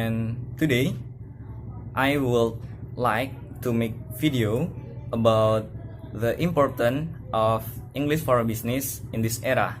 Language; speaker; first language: English; non-native, learner; Indonesian